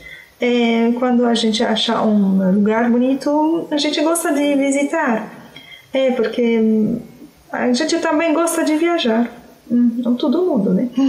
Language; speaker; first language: Portuguese; non-native, fluent; Arabic